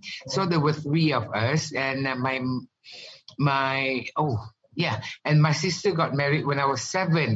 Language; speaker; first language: English; non-native, local second language; Malay